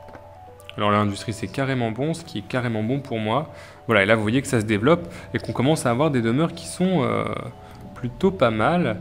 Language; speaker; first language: French; native; French